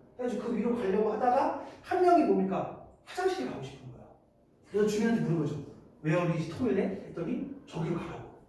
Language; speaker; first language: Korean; native; Korean